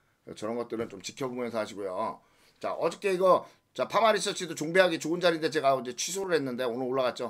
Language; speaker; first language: Korean; native; Korean